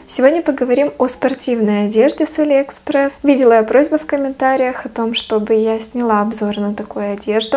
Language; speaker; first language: Russian; native; Russian